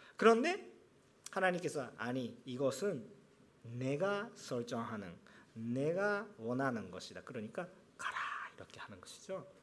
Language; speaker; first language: Korean; non-native, fluent; Japanese